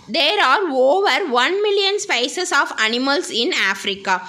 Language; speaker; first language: English; non-native, local second language; Tamil